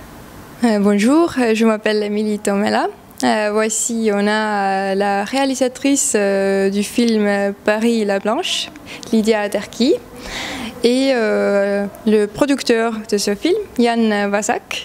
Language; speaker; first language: French; non-native, fluent; Estonian